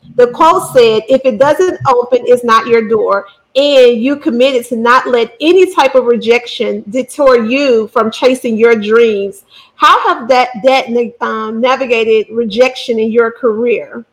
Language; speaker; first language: English; native; English